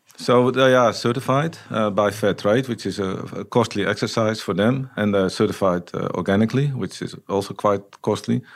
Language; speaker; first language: English; non-native, fluent; Dutch